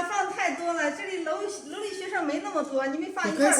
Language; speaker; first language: Chinese; non-native, fluent; Korean